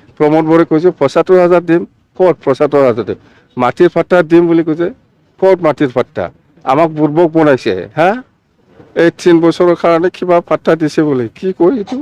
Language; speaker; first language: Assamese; non-native, local second language; Bodo